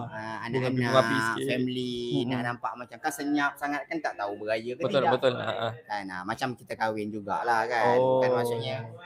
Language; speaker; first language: Malay; native; Malay